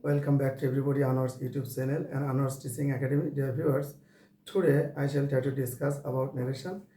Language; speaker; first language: English; non-native, local second language; Bangla